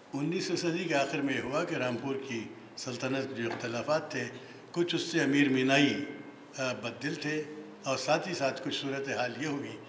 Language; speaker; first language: Urdu; native; Urdu